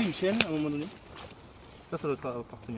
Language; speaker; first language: French; native; French